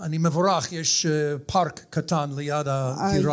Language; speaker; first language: Hebrew; non-native, fluent; English